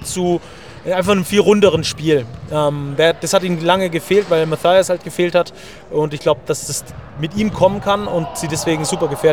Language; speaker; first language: German; native; German